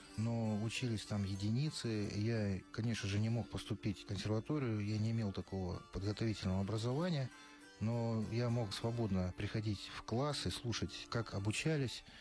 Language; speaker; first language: Russian; native; Russian